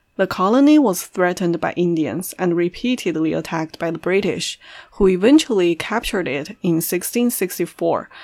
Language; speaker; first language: English; non-native, fluent; Chinese